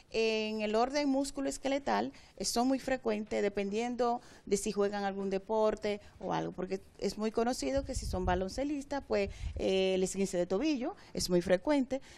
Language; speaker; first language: Spanish; native; Spanish